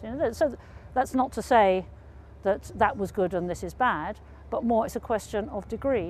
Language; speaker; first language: English; native; English